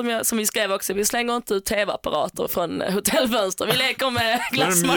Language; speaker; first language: Swedish; native; Swedish